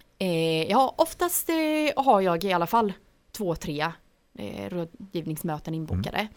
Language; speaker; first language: Swedish; early bilingual, other home language; Bosnian